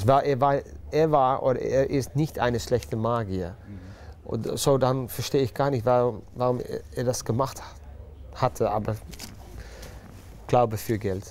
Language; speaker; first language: German; non-native, learner; Dutch